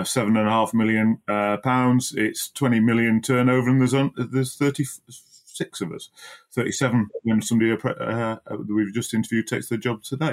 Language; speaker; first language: English; native; English